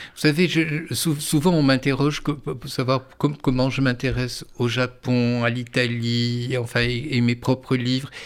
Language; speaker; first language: French; native; French